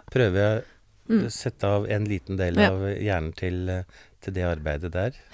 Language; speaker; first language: Norwegian; native; Norwegian